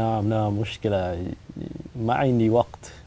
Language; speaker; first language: Arabic; non-native, learner; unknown